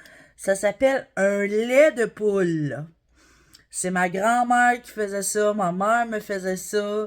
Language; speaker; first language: French; native; French